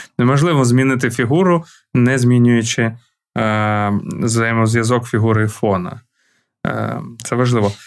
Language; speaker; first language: Ukrainian; non-native, local second language; Russian